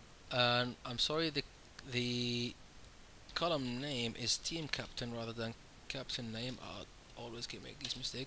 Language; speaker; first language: English; non-native, fluent; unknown